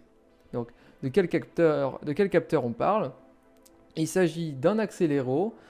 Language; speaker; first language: French; native; French